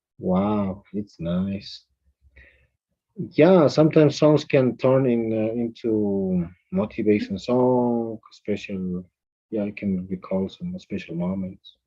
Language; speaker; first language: English; non-native, fluent; Spanish